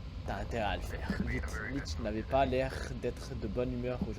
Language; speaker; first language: French; native; French